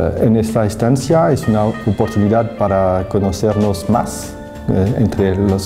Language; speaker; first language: Spanish; non-native, fluent; French